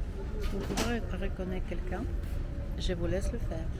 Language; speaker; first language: French; non-native, fluent; Russian